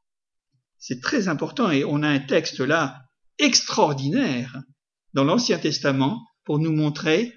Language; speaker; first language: French; native; French